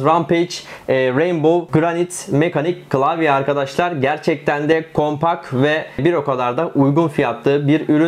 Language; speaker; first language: Turkish; native; Turkish